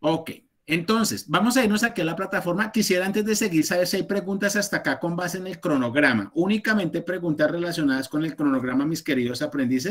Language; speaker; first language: Spanish; native; Spanish